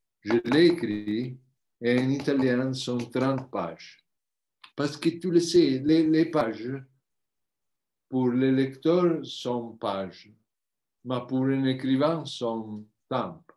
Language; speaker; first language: French; non-native, learner; Italian